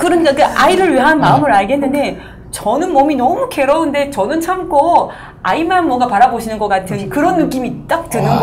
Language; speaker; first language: Korean; non-native, fluent; Japanese